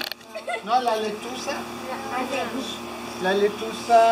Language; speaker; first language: Spanish; non-native, learner; French